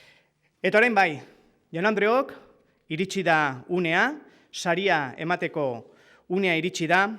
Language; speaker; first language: Basque; native; Basque